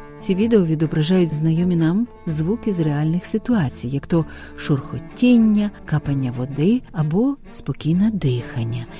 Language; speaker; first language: Ukrainian; native; Ukrainian